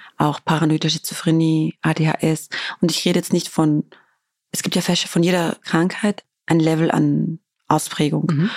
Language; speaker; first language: German; early bilingual, other home language; Albanian